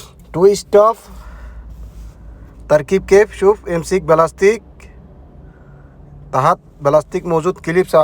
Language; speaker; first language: Arabic; non-native, learner; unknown